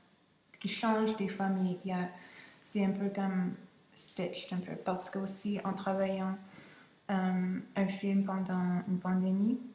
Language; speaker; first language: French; non-native, local second language; English